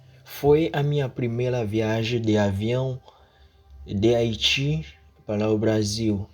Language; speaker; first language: Portuguese; non-native, fluent; Haitian Creole